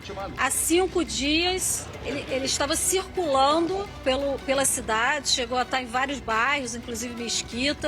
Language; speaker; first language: Portuguese; native; Portuguese